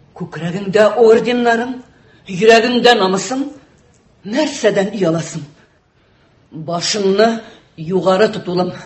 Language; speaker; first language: Tatar; early bilingual, heritage; Tatar